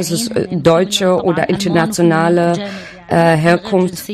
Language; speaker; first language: German; non-native, learner; Arabic